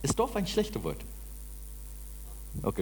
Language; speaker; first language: German; non-native, fluent; English